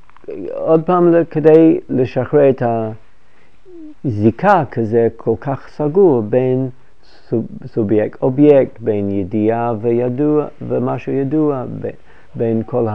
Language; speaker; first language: Hebrew; non-native, fluent; English